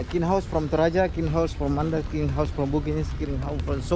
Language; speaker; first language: English; non-native, learner; Indonesian